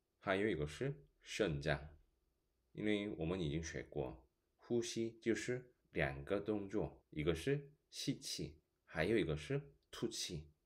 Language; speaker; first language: Chinese; non-native, fluent; Korean